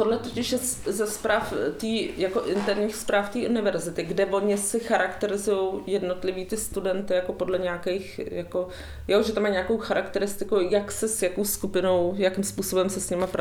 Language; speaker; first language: Czech; native; Czech